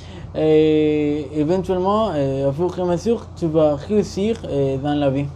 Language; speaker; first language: French; non-native, learner; Spanish